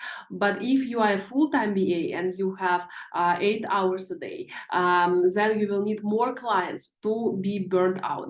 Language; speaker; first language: English; non-native, fluent; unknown